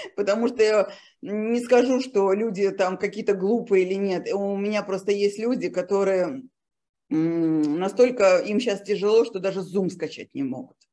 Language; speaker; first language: Russian; native; Russian